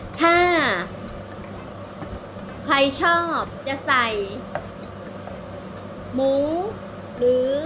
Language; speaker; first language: Thai; native; Thai